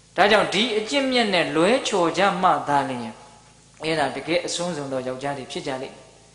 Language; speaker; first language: Burmese; native; Burmese